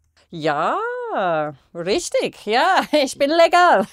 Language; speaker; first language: German; non-native, fluent; English